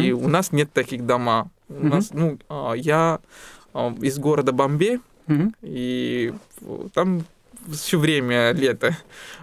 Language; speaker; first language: Russian; non-native, fluent; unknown